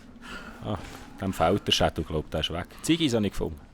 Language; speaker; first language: German; native; German